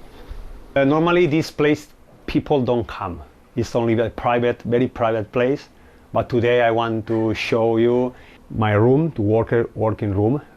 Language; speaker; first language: English; non-native, learner; Spanish